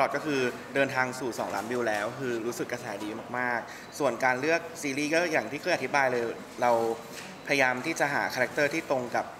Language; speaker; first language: Thai; native; Thai